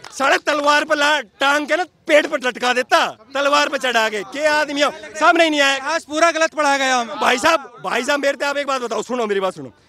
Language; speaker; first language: Hindi; native; Hindi